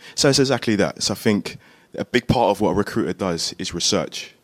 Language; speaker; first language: English; native; English